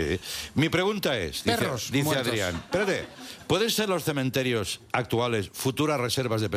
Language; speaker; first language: Spanish; native; Spanish